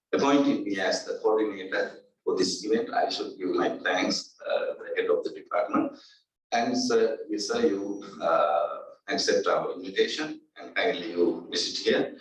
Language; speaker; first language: English; non-native, local second language; Sinhala